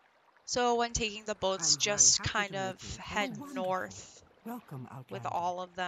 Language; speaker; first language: English; native; English